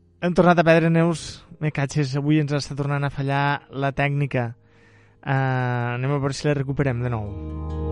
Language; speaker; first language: Catalan; native; Catalan